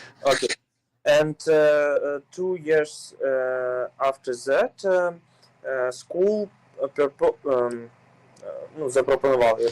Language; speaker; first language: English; non-native, learner; Ukrainian